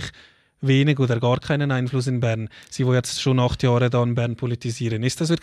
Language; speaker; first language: German; native; German